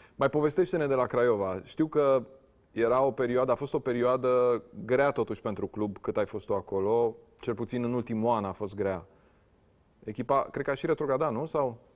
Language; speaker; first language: Romanian; native; Romanian